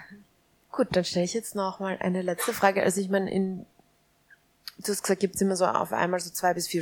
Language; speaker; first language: German; native; German